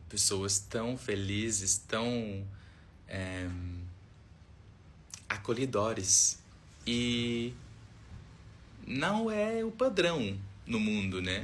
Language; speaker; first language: Portuguese; non-native, fluent; English